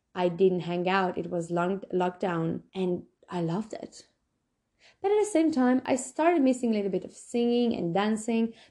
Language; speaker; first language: English; non-native, fluent; Slovenian